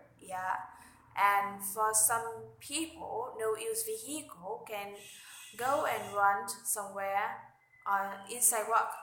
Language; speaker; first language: English; non-native, learner; Vietnamese